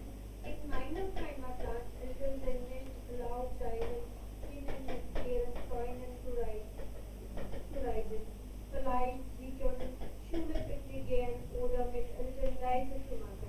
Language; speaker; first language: German; non-native, learner; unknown